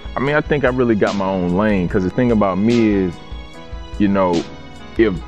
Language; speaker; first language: English; native; English